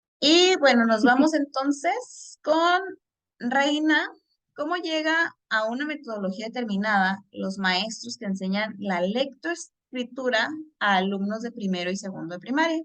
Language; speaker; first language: Spanish; native; Spanish